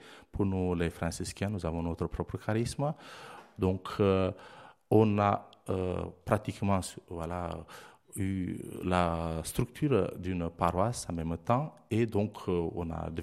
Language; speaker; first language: French; non-native, fluent; Romanian